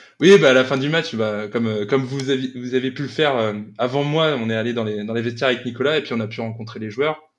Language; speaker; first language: French; native; French